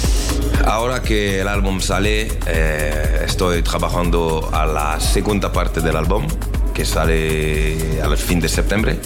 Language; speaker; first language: Spanish; non-native, learner; French